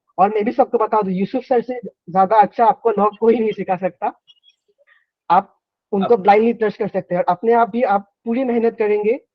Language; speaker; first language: Hindi; non-native, local second language; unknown